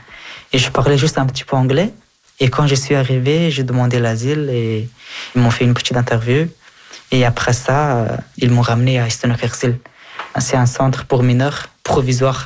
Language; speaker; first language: French; early bilingual, other home language; Persian